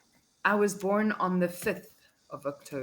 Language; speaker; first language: English; non-native, fluent; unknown